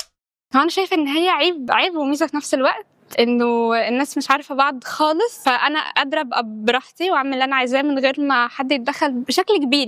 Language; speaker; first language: Arabic; native; Arabic